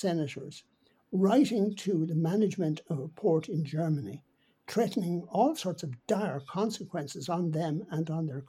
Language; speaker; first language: English; native; English